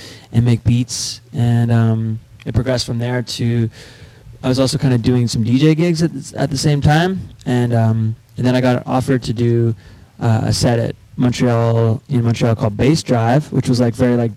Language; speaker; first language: English; native; English